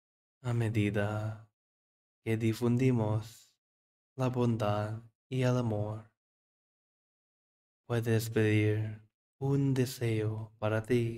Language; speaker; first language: Spanish; non-native, fluent; English